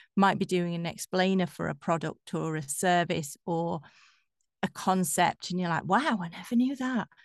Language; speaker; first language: English; native; English